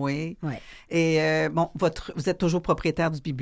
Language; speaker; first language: French; native; French